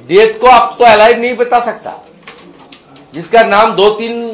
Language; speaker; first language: Hindi; non-native, local second language; Bangla